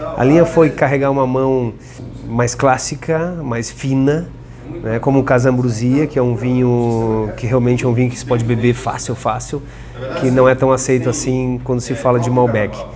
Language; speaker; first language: Portuguese; non-native, fluent; Italian